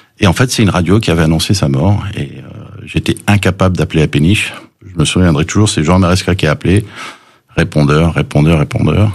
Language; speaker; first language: French; early bilingual, other home language; English